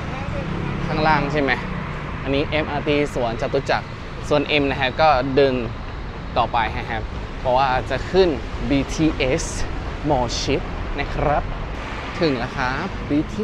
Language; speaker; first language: Thai; non-native, fluent; Indonesian